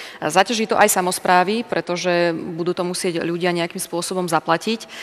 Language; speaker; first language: Slovak; native; Slovak